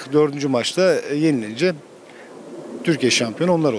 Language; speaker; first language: Turkish; native; Turkish